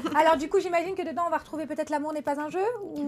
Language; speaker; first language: French; native; French